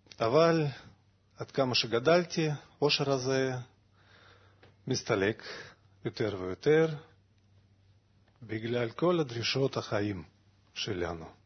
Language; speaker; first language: Hebrew; non-native, learner; Russian